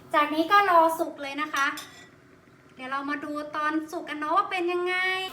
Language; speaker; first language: Thai; native; Thai